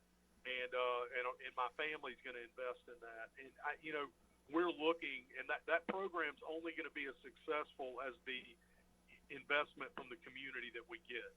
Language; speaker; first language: English; native; English